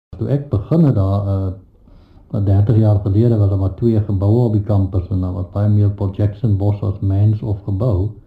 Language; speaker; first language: Afrikaans; native; Afrikaans